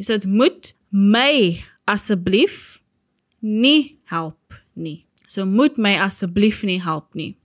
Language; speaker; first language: Afrikaans; non-native, local second language; English